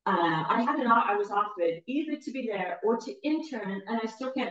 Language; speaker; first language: English; native; English